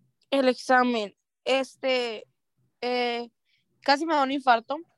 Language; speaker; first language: Spanish; early bilingual, heritage; Spanish